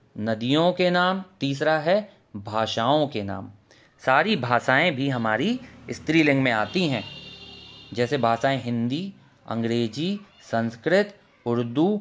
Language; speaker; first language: Hindi; native; Hindi